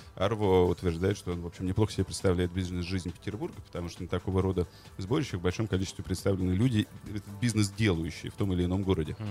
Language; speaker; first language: Russian; native; Russian